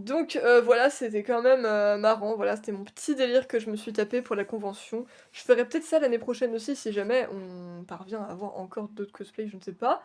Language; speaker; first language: French; native; French